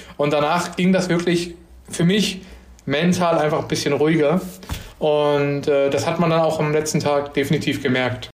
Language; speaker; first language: German; early bilingual, other home language; Turkish